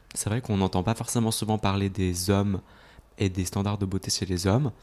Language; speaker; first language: French; native; French